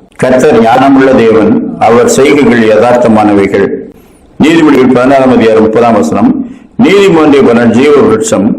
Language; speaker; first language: Tamil; native; Tamil